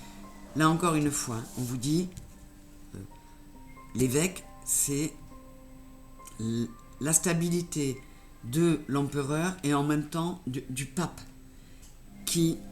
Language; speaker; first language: French; native; French